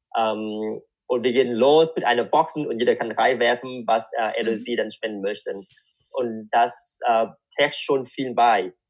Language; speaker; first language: German; non-native, fluent; Vietnamese